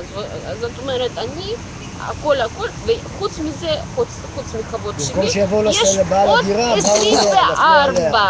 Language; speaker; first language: Hebrew; non-native, local second language; Russian